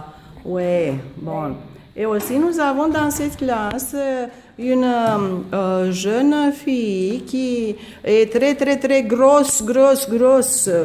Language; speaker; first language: French; non-native, fluent; Romanian